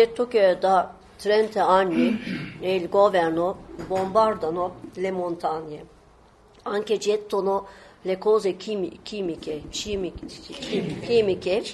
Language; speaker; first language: Italian; non-native, learner; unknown